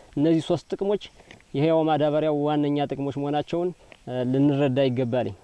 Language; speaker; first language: Amharic; native; Amharic